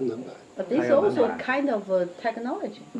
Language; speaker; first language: English; non-native, learner; Chinese